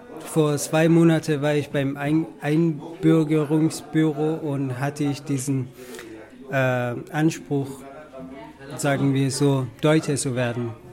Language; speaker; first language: German; non-native, fluent; Persian